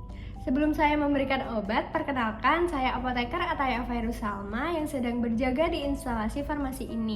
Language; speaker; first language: Indonesian; native; Indonesian